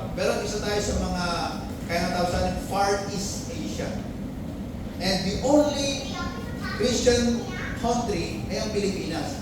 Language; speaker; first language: Filipino; non-native, local second language; Iloko